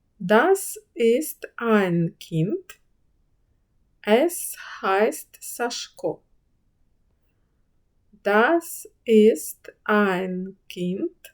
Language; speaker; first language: German; non-native, fluent; Ukrainian